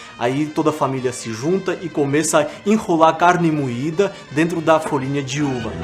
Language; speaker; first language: Portuguese; non-native, fluent; Armenian